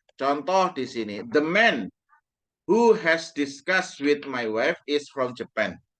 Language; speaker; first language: English; non-native, fluent; Indonesian